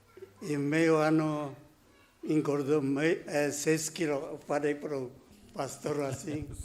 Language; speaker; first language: Portuguese; non-native, learner; Japanese